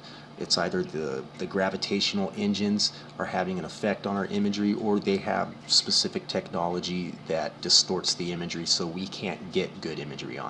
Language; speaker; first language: English; native; English